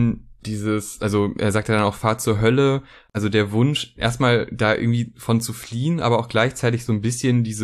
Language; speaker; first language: German; native; German